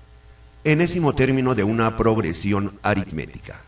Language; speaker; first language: Spanish; native; Spanish